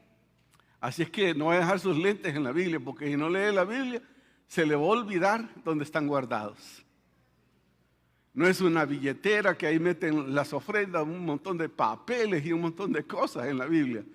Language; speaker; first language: Spanish; native; Spanish